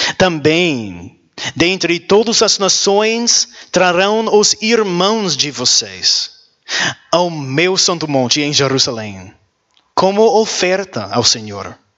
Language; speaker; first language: Portuguese; non-native, learner; English